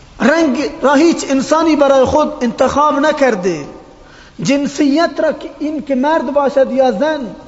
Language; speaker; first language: Persian; non-native, local second language; Baluchi